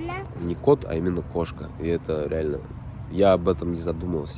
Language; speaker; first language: Russian; native; Russian